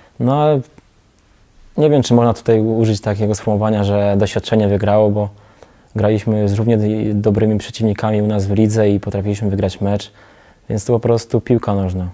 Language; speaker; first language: Polish; native; Polish